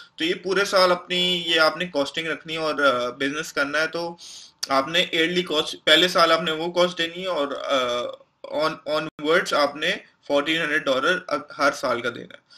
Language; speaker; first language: Hindi; non-native, local second language; Punjabi